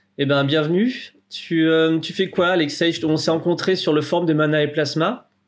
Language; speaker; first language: French; native; French